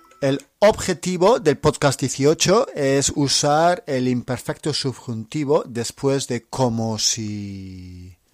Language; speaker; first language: Spanish; non-native, fluent; English